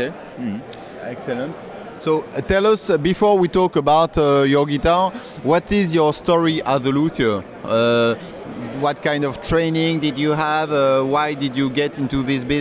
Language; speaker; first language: English; non-native, fluent; French